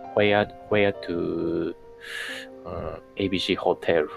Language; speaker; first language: English; non-native, learner; Japanese